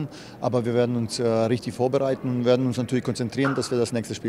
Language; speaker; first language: German; native; German